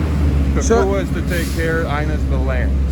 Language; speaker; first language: English; native; English